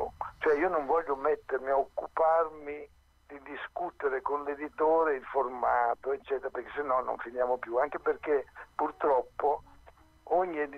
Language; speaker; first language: Italian; native; Italian